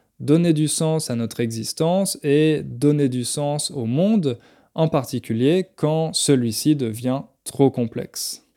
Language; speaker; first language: French; native; French